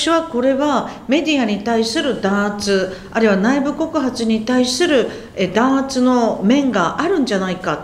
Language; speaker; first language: Japanese; native; Japanese